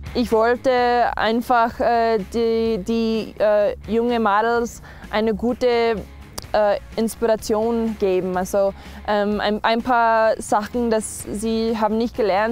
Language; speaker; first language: German; non-native, learner; English